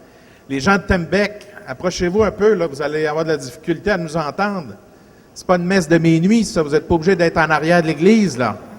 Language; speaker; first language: French; native; French